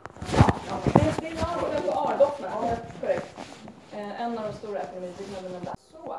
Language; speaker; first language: Swedish; native; Swedish